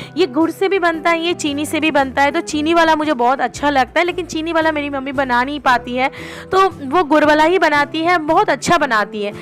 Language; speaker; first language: Hindi; non-native, local second language; Bangla